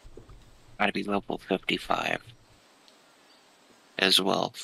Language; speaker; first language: English; native; English